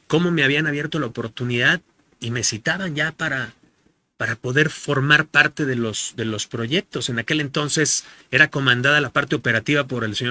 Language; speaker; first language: Spanish; native; Spanish